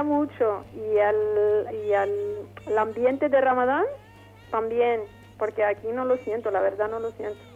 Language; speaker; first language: Spanish; non-native, fluent; Arabic